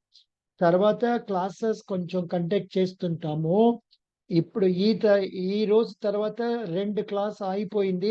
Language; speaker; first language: Telugu; non-native, local second language; Tamil